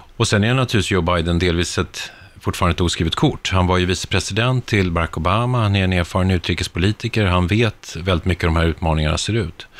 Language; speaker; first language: Swedish; native; Swedish